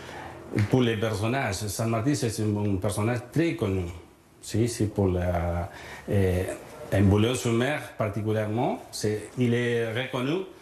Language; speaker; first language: French; non-native, learner; Spanish